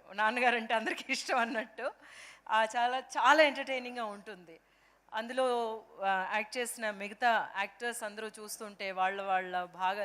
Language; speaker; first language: Telugu; native; Telugu